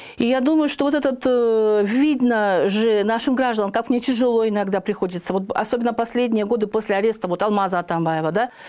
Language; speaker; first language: Russian; native; Russian